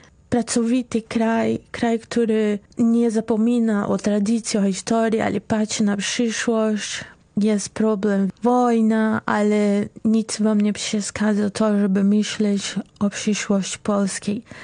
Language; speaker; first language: Polish; non-native, fluent; Portuguese